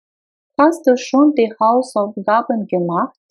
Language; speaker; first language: German; non-native, fluent; Russian